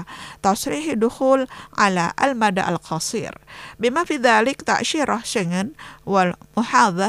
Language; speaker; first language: Arabic; non-native, fluent; Indonesian